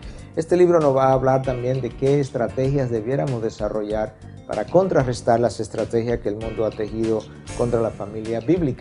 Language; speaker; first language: Spanish; native; Spanish